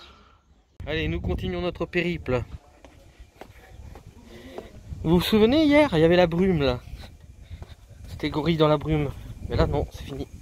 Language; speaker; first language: French; native; French